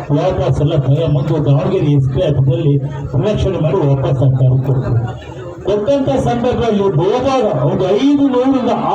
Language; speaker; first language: Kannada; native; Kannada